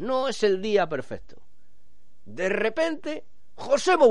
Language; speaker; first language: Spanish; native; Spanish